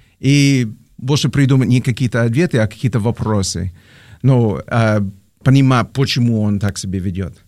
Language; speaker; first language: Russian; non-native, fluent; English